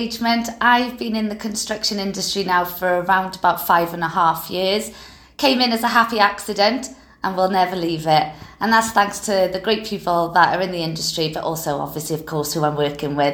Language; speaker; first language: English; native; English